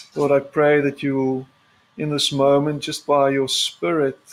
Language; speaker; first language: English; non-native, local second language; Afrikaans